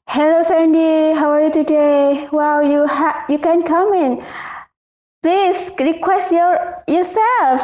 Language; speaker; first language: English; non-native, learner; Indonesian